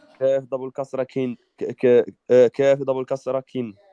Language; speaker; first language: Arabic; non-native, learner; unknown